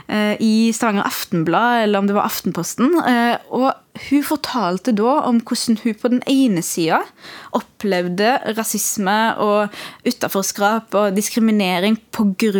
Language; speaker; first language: Norwegian; early bilingual, other home language; Arabic